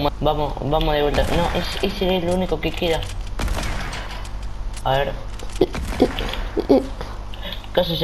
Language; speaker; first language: Spanish; native; Spanish